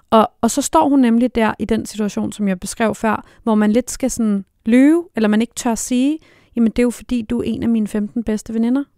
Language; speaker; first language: Danish; native; Danish